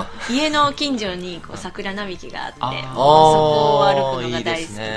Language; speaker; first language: Japanese; native; Japanese